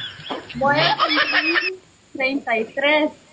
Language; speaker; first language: Spanish; early bilingual, heritage; Spanish